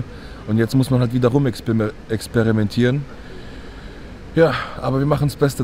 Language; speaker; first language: German; native; German